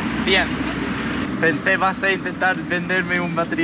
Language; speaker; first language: Spanish; non-native, learner; English